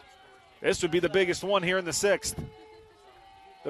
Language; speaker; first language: English; native; English